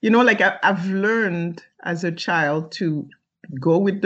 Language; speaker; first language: English; early bilingual, other home language; French